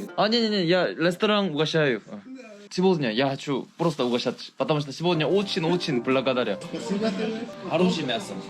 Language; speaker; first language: Russian; non-native, learner; Korean